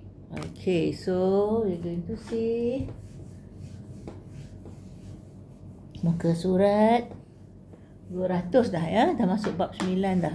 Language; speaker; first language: English; non-native, local second language; Malay